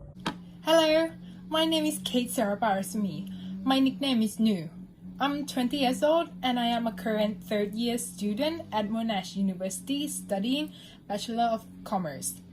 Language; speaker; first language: English; non-native, fluent; Thai